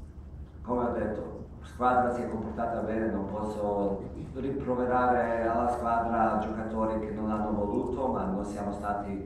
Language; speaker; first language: Italian; non-native, fluent; Croatian